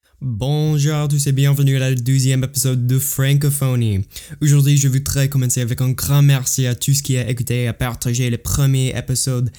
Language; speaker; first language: French; non-native, learner; English